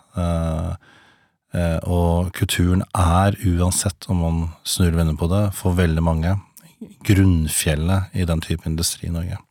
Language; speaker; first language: Norwegian; native; Norwegian